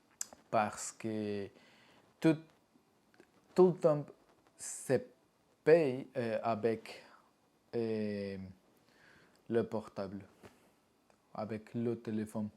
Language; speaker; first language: French; non-native, learner; Spanish